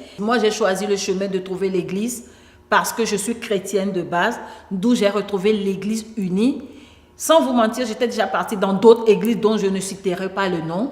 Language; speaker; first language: French; non-native, local second language; Ewe